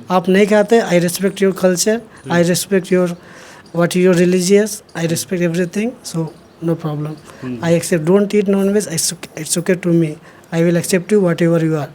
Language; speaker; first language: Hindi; native; Hindi